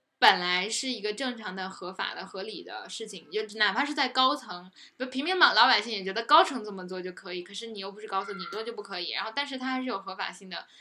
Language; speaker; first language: Chinese; native; Chinese